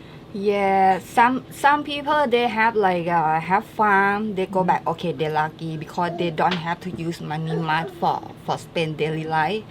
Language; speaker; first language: English; non-native, learner; Thai